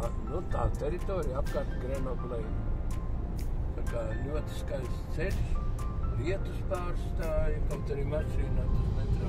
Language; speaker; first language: Latvian; native; Latvian